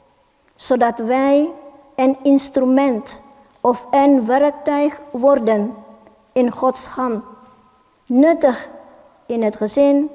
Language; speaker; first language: Dutch; non-native, fluent; Indonesian